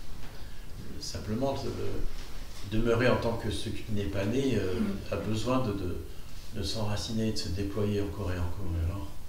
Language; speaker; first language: French; native; French